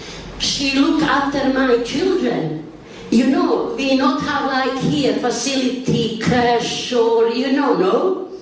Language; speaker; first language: English; non-native, learner; Bosnian